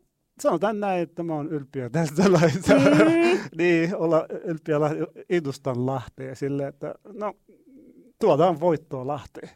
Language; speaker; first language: Finnish; non-native, learner; Arabic